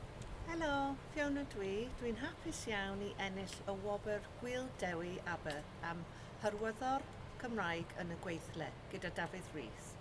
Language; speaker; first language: Welsh; non-native, local second language; English